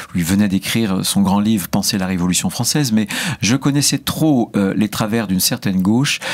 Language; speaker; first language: French; native; French